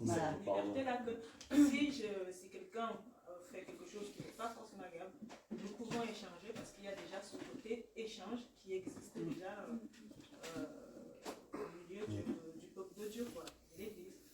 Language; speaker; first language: French; native; French